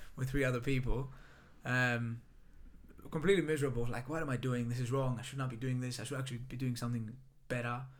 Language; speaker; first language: English; non-native, fluent; Greek